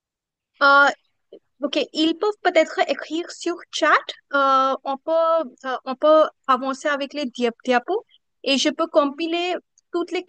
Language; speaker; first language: French; non-native, fluent; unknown